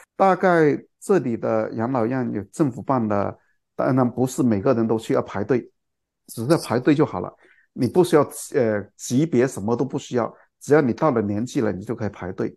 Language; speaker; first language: Chinese; non-native, local second language; Cantonese